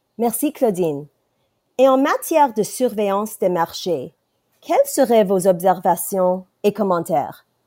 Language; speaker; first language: French; non-native, local second language; English